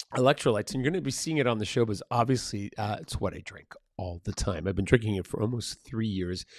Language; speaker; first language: English; early bilingual, other home language; Spanish